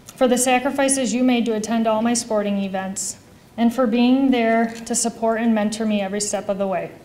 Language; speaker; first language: English; native; English